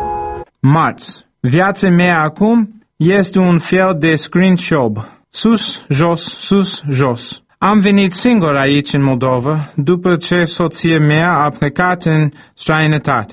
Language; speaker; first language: Romanian; non-native, fluent; English